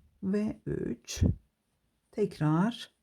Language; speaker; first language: Turkish; native; Turkish